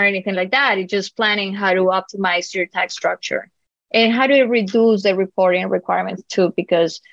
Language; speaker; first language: English; non-native, fluent; Spanish